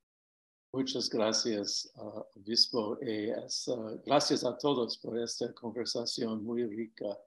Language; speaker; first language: Spanish; non-native, fluent; English